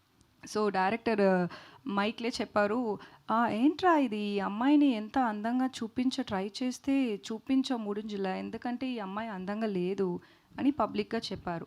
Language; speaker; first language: Telugu; non-native, learner; Tamil